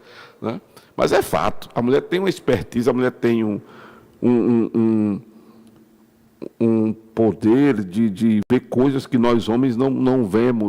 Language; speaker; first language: Portuguese; native; Portuguese